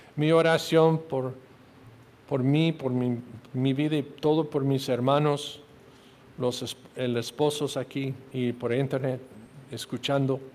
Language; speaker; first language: Spanish; non-native, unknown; English